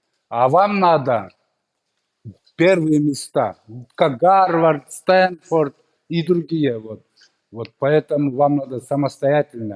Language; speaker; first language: Russian; non-native, local second language; Kyrgyz